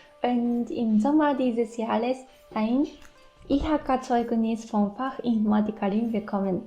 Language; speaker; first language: German; non-native, fluent; Japanese